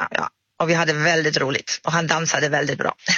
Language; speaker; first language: Swedish; non-native, fluent; German